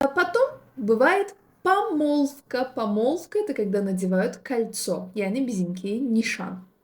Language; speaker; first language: Russian; non-native, fluent; Azerbaijani